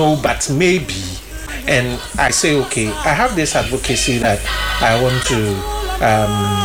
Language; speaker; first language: English; non-native, local second language; Akan